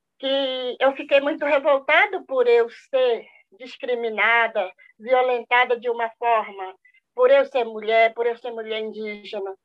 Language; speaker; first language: Portuguese; non-native, local second language; Guarani